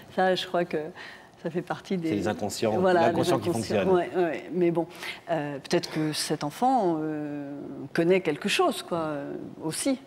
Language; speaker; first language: French; native; French